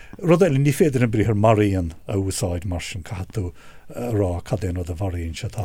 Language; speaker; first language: Irish; native; Irish